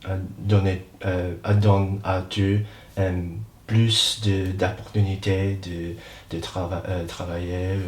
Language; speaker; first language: French; non-native, learner; English